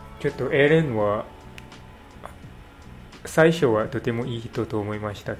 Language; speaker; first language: Japanese; non-native, learner; English